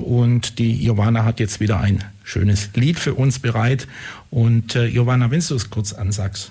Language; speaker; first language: German; native; German